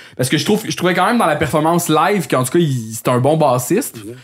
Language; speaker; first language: French; native; French